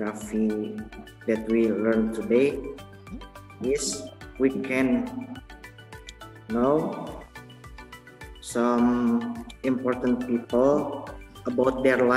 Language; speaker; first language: English; non-native, learner; Indonesian